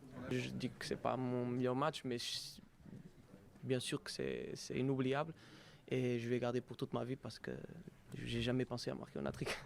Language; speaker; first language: French; non-native, fluent; Portuguese